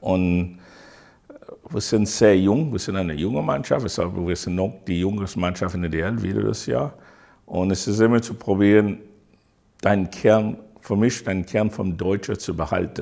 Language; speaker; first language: German; non-native, fluent; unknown